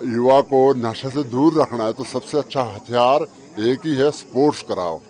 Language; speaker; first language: Hindi; native; Hindi